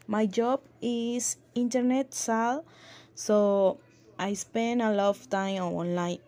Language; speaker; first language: English; non-native, learner; Spanish